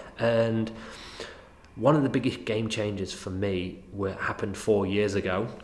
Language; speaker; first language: English; native; English